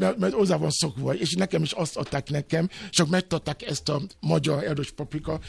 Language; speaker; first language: Hungarian; non-native, fluent; Yoruba